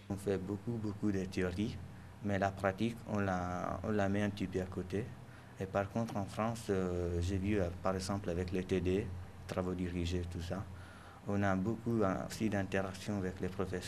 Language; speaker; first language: French; non-native, fluent; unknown